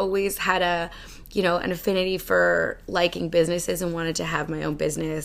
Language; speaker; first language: English; native; English